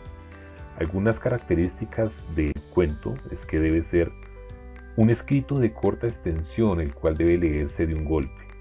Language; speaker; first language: Spanish; native; Spanish